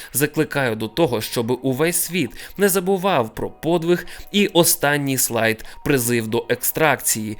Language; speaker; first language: Ukrainian; native; Ukrainian